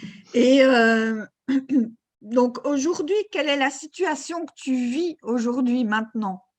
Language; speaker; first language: French; native; French